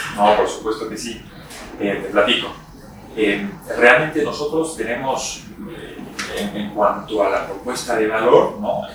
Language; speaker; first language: Spanish; non-native, fluent; French